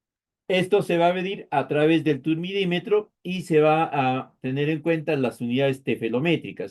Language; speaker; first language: Spanish; native; Spanish